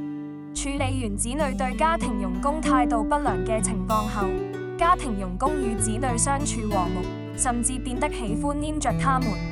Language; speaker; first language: Cantonese; native; Cantonese